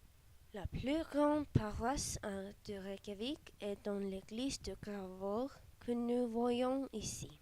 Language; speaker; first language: French; non-native, learner; Icelandic